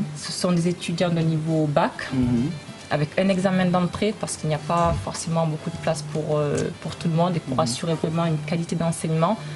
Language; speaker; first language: French; early bilingual, other home language; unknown